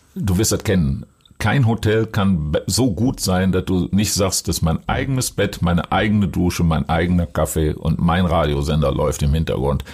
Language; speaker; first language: German; native; German